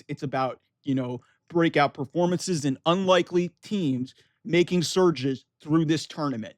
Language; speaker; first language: English; native; English